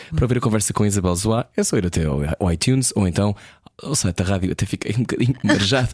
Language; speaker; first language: Portuguese; native; Portuguese